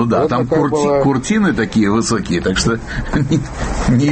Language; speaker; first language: Russian; native; Russian